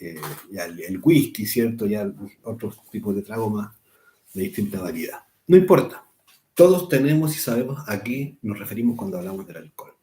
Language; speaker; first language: Spanish; native; Spanish